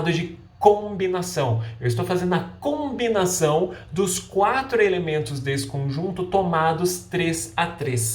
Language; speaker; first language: Portuguese; native; Portuguese